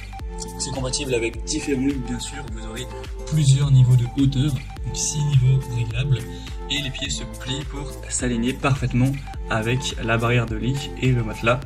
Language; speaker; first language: French; native; French